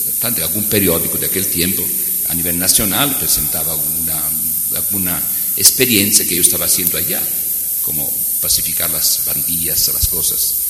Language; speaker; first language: Spanish; non-native, fluent; Italian